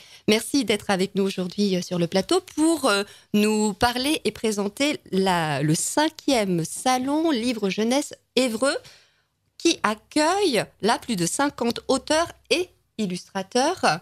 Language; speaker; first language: French; native; French